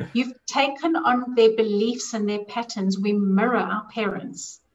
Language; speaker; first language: English; native; English